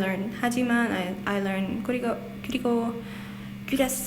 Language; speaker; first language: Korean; non-native, learner; Hungarian